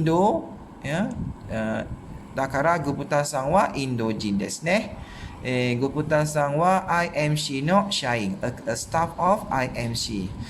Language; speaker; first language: Japanese; non-native, fluent; Malay